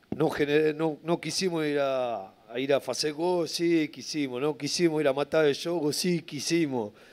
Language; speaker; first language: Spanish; native; Spanish